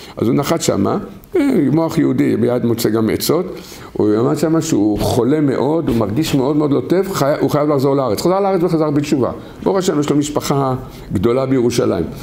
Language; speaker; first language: Hebrew; native; Hebrew